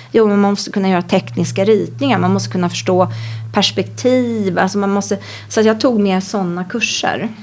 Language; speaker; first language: Swedish; native; Swedish